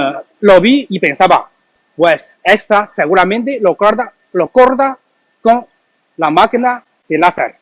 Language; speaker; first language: Spanish; non-native, learner; Chinese